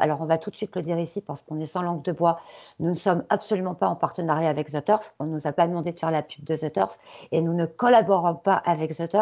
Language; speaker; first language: French; native; French